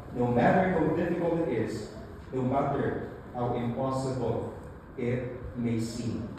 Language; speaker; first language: English; non-native, local second language; Filipino